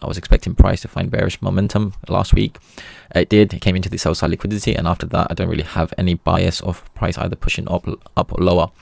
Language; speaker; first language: English; native; English